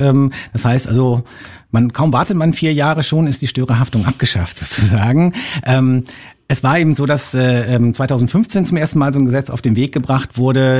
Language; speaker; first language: German; native; German